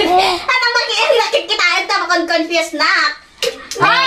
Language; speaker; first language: Filipino; native; Filipino